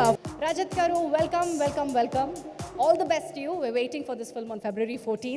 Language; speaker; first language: Telugu; native; Telugu